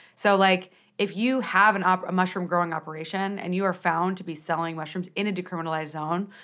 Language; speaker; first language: English; native; English